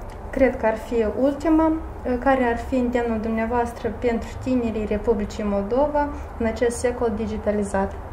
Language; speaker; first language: Romanian; non-native, local second language; Bulgarian